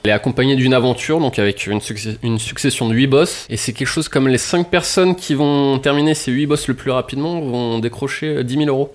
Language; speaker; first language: French; native; French